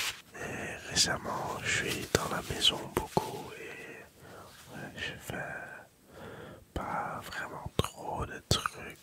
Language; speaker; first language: French; non-native, learner; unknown